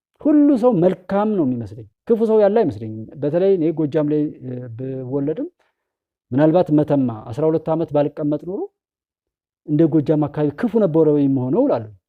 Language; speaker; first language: Amharic; native; Amharic